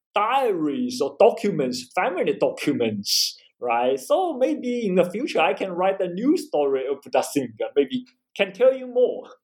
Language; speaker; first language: English; non-native, fluent; Chinese